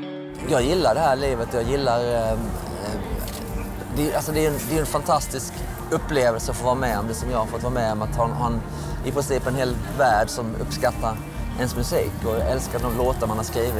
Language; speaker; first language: Swedish; native; Swedish